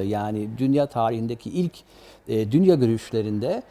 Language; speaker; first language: Turkish; early bilingual, other home language; German